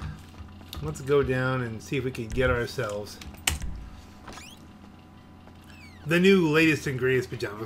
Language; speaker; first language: English; native; English